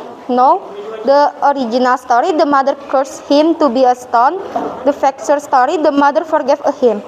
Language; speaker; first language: English; non-native, learner; Indonesian